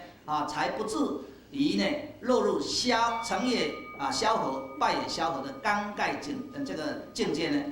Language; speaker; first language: Chinese; native; Chinese